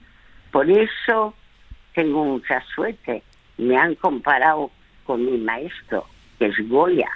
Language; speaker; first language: Spanish; early bilingual, other home language; French